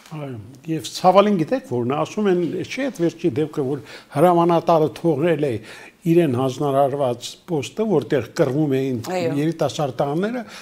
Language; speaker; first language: Armenian; native; Armenian